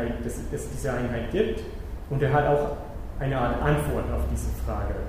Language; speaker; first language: German; non-native, fluent; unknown